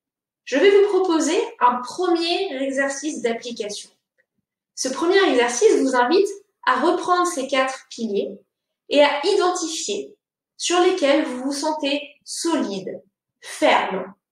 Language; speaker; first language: French; native; French